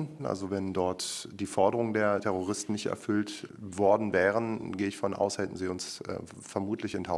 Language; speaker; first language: German; native; German